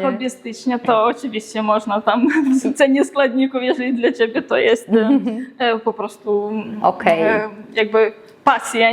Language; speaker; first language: Polish; native; Polish